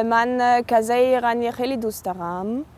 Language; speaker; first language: Persian; non-native, learner; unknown